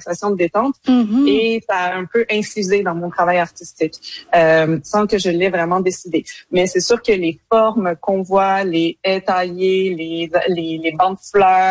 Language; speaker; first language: French; native; French